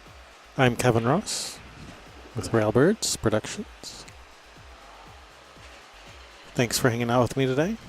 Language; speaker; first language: English; native; English